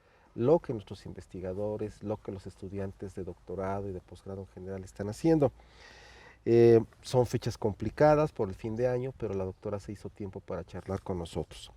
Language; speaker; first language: Spanish; native; Spanish